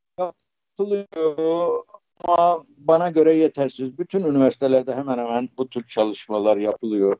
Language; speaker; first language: Turkish; native; Turkish